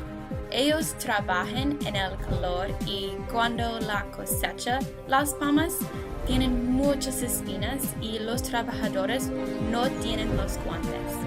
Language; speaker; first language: Spanish; non-native, learner; English